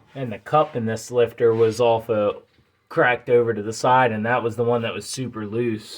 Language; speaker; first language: English; native; English